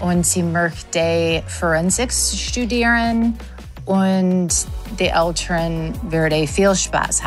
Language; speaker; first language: German; non-native, learner; English